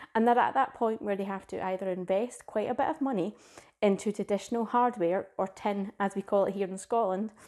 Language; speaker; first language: English; native; English